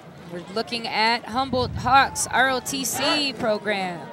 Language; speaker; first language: English; early bilingual, other home language; Spanish